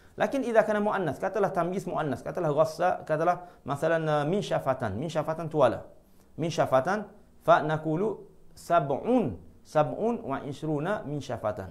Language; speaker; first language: Arabic; non-native, fluent; Malay